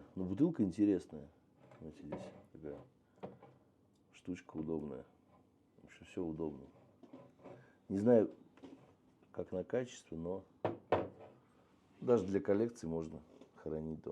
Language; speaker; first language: Russian; native; Russian